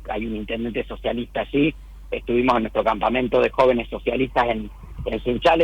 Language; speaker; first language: Spanish; native; Spanish